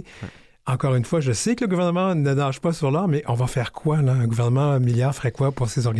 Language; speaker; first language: French; native; French